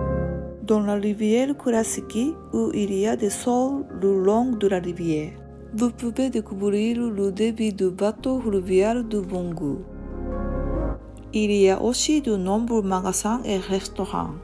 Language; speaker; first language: French; non-native, learner; Japanese